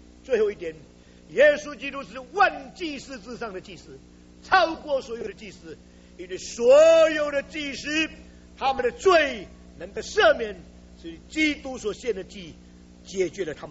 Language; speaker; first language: Chinese; native; Chinese